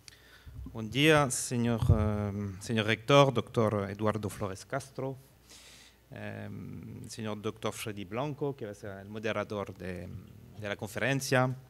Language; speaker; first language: Spanish; non-native, fluent; French